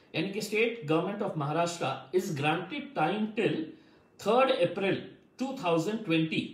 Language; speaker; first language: Hindi; non-native, local second language; Urdu